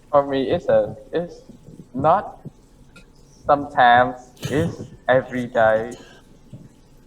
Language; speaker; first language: English; non-native, learner; Vietnamese